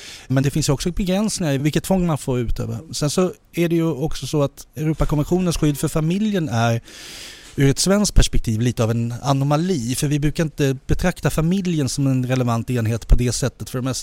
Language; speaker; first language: Swedish; native; Swedish